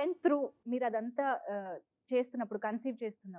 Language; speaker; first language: Telugu; native; Telugu